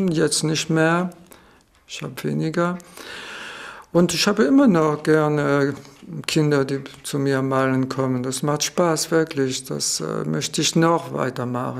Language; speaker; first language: German; non-native, fluent; French